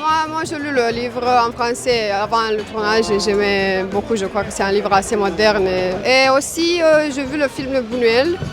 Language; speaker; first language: French; non-native, fluent; Romanian